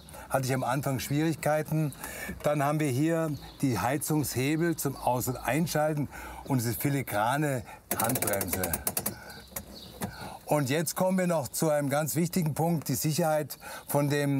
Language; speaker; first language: German; native; German